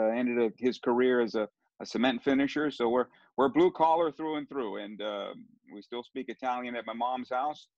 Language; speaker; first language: English; early bilingual, other home language; Sicilian